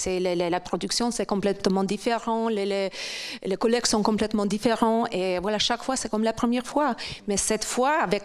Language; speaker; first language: French; non-native, fluent; Albanian